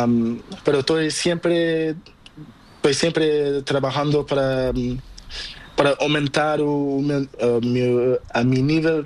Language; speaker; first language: Spanish; non-native, learner; Portuguese